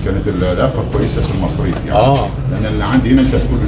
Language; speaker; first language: Arabic; native; Arabic